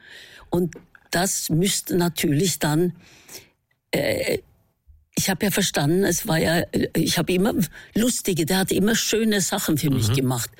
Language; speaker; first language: German; non-native, fluent; Norwegian